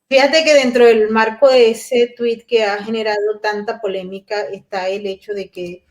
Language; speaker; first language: Spanish; native; Spanish